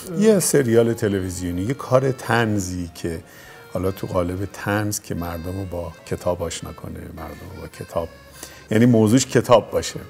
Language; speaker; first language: Persian; native; Persian